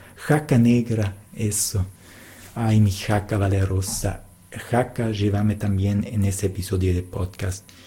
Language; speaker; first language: Spanish; non-native, fluent; German